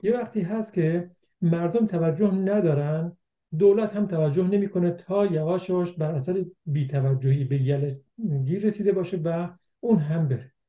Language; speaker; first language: Persian; non-native, local second language; Central Kurdish